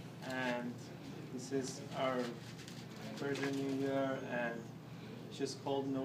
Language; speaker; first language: English; non-native, fluent; Persian